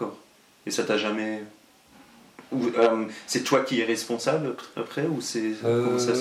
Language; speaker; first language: French; non-native, local second language; German